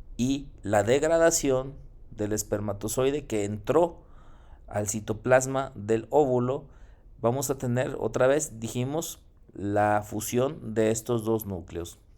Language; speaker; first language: Spanish; native; Spanish